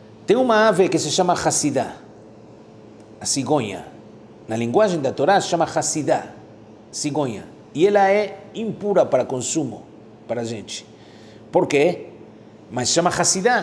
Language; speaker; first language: Portuguese; non-native, fluent; Spanish